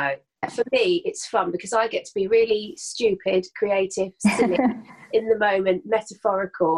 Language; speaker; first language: English; native; English